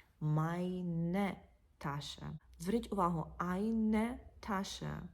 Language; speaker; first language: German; non-native, fluent; Ukrainian